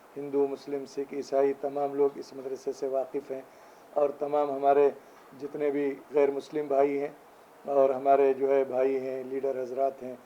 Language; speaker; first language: Urdu; native; Urdu